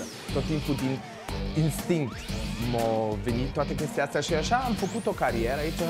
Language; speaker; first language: Romanian; non-native, local second language; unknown